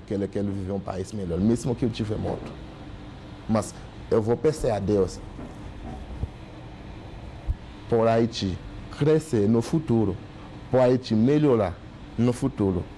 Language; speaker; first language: Portuguese; non-native, learner; Haitian Creole